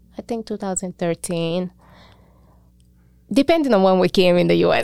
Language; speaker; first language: English; non-native, fluent; Mandingo